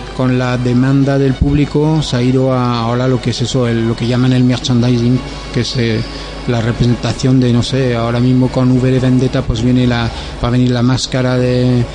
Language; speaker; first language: Spanish; non-native, fluent; French